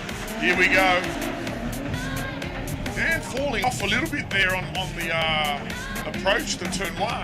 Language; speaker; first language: English; native; English